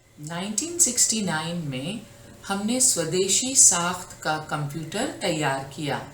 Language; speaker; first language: Urdu; native; Urdu